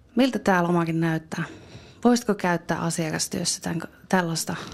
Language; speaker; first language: Finnish; native; Finnish